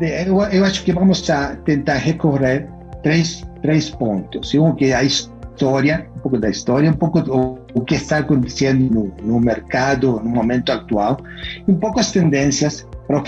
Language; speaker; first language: Portuguese; non-native, fluent; Spanish